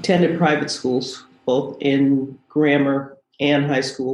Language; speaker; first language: English; native; English